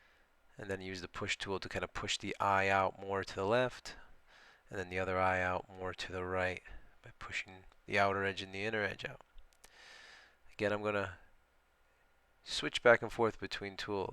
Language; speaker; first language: English; native; English